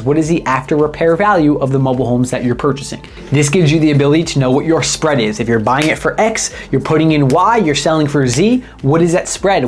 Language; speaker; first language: English; native; English